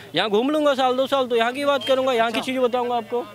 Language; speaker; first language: Hindi; native; Hindi